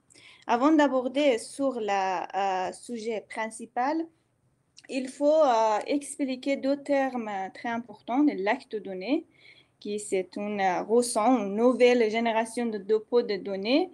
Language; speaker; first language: French; non-native, fluent; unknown